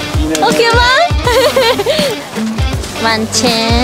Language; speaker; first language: Chinese; non-native, fluent; Japanese